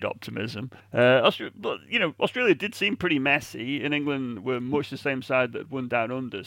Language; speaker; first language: English; native; English